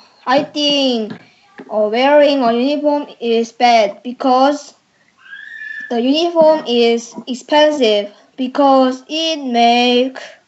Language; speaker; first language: English; non-native, learner; Korean